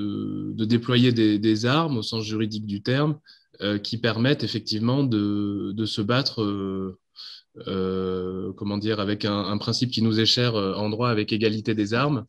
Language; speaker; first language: French; native; French